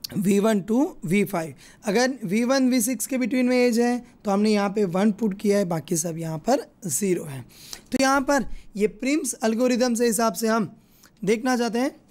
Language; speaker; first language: Hindi; non-native, local second language; Gujarati